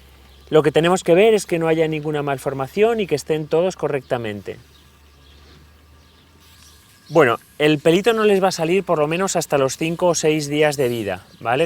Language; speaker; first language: Spanish; native; Spanish